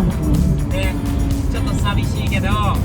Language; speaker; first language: Japanese; non-native, fluent; English